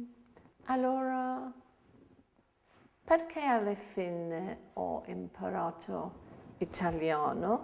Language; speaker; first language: Italian; non-native, fluent; English